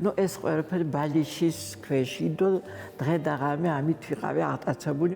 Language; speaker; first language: Georgian; non-native, fluent; Adyghe